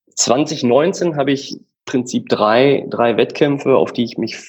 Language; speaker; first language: German; native; German